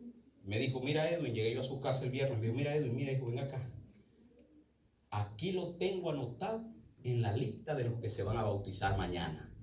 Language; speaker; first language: Spanish; native; Spanish